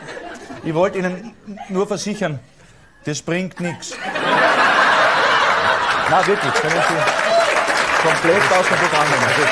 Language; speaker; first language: German; native; German